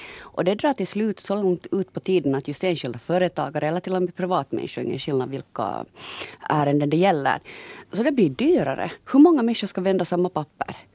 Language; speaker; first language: Swedish; native; Swedish